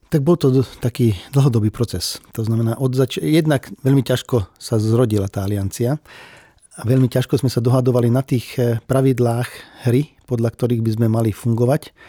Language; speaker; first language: Slovak; non-native, local second language; Hungarian